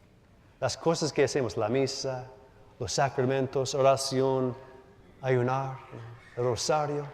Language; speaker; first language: Spanish; non-native, learner; English